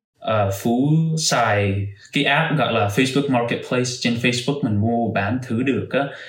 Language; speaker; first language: Vietnamese; early bilingual, heritage; Vietnamese